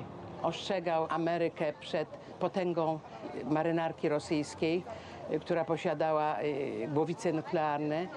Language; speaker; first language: Polish; native; Polish